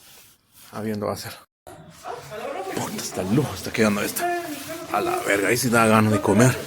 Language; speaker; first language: Spanish; non-native, local second language; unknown